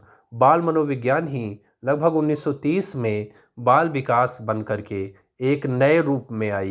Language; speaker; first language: Hindi; native; Hindi